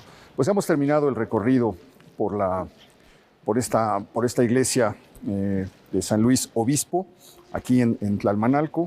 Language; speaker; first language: Spanish; native; Spanish